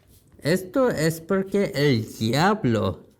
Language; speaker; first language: Spanish; non-native, learner; Korean